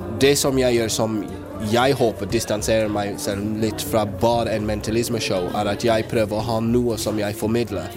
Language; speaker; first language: Norwegian; non-native, fluent; English